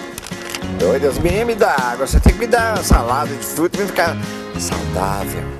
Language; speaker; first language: Portuguese; native; Portuguese